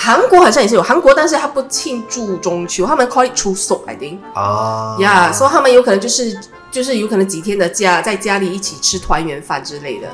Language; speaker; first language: Chinese; native; Chinese